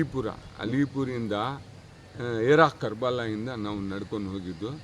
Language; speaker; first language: Kannada; non-native, local second language; Urdu